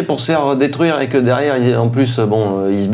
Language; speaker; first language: French; native; French